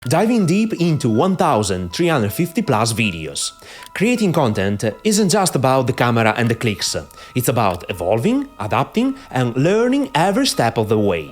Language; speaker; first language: English; non-native, fluent; Italian